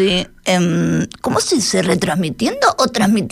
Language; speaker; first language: Spanish; native; Spanish